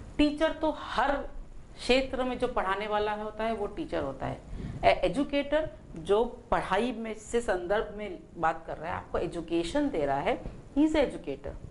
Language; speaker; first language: Hindi; native; Hindi